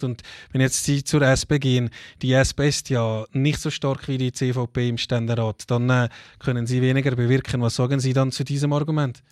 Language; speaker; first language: German; native; German